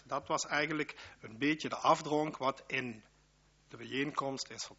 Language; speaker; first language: Dutch; native; Dutch